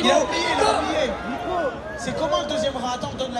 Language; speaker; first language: French; native; French